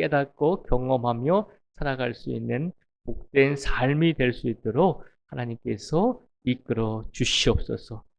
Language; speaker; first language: Korean; native; Korean